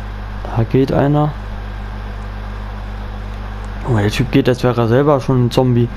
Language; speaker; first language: German; native; German